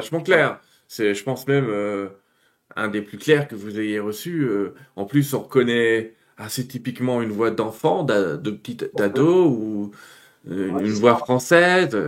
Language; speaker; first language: French; native; French